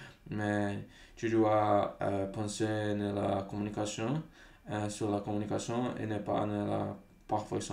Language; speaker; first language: French; non-native, fluent; Portuguese